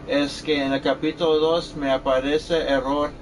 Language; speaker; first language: Spanish; early bilingual, heritage; Spanish